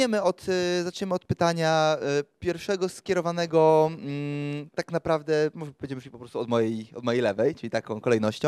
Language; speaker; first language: Polish; native; Polish